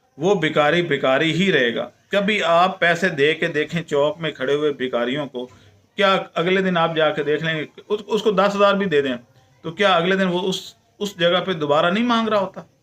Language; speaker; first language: Urdu; non-native, local second language; Punjabi